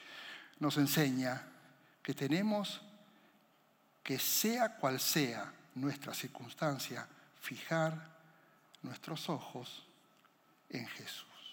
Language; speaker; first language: Spanish; native; Spanish